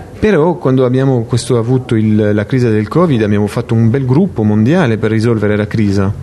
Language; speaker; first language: Italian; non-native, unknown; French